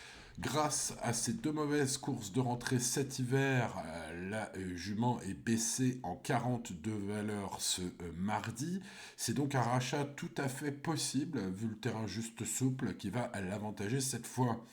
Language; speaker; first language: French; native; French